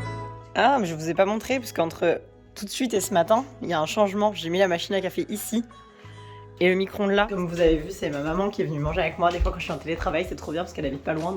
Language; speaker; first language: French; native; French